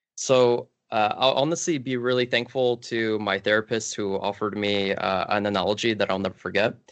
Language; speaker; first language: English; early bilingual, other home language; Polish